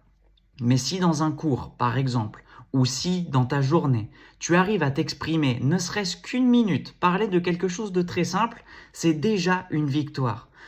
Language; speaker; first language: French; native; French